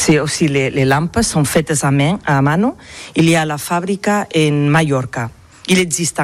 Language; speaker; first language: French; non-native, learner; Catalan